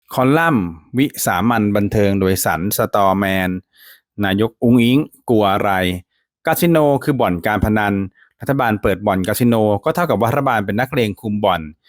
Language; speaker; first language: Thai; native; Thai